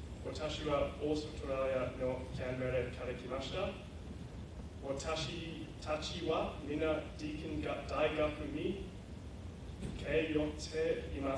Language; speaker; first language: Japanese; non-native, learner; English